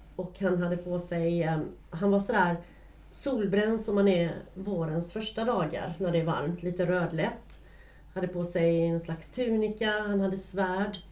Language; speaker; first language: Swedish; native; Swedish